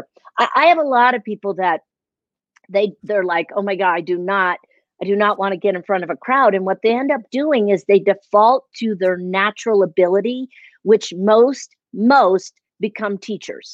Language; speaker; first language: English; native; English